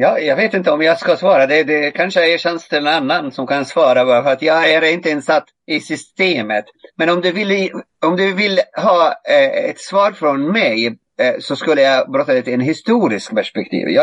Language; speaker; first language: Swedish; non-native, fluent; Arabic